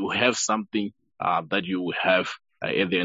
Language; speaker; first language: English; non-native, local second language; Shona